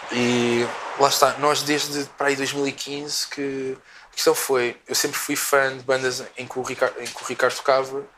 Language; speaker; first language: Portuguese; native; Portuguese